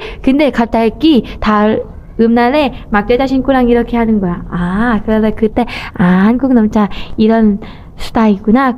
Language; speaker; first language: Korean; non-native, learner; Thai